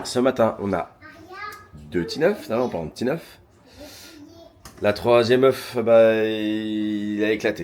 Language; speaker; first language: French; native; French